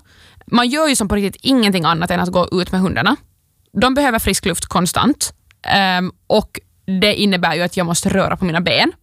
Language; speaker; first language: Swedish; native; Swedish